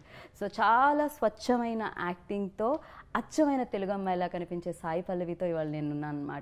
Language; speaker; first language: Telugu; native; Telugu